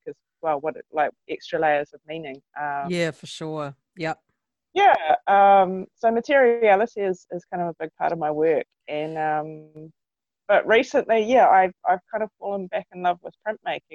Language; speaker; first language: English; native; English